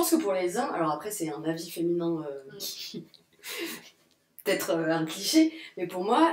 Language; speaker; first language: French; native; French